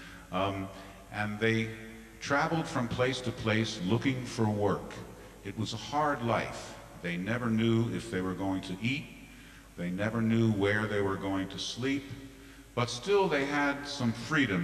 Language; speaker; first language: English; native; English